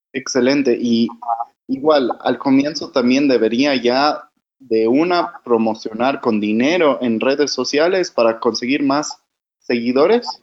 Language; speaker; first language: Spanish; native; Spanish